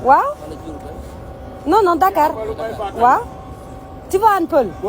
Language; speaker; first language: Wolof; non-native, learner; French